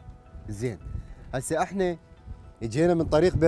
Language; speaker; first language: Arabic; native; Arabic